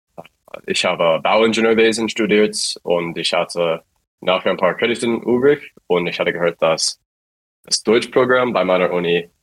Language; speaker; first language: German; non-native, fluent; English